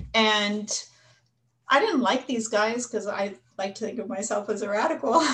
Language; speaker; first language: English; native; English